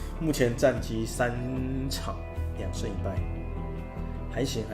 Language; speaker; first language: Chinese; native; Chinese